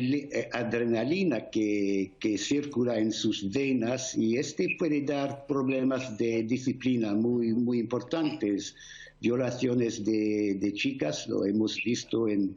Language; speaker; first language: Spanish; non-native, fluent; English